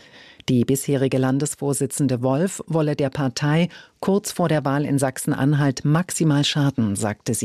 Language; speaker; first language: German; native; German